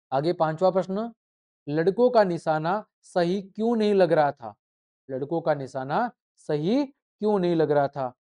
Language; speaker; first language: Hindi; native; Hindi